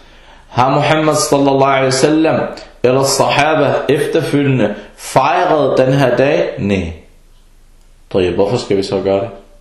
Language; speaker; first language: Danish; early bilingual, other home language; Arabic